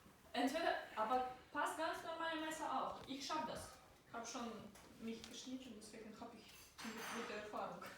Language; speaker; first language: German; non-native, learner; Russian